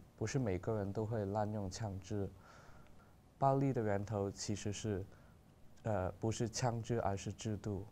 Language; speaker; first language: Chinese; non-native, local second language; Cantonese